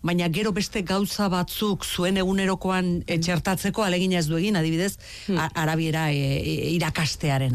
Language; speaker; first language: Basque; native; Basque